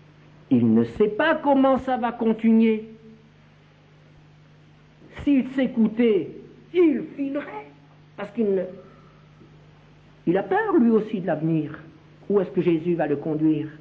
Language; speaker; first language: French; native; French